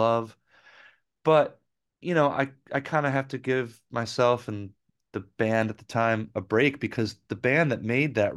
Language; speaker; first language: English; native; English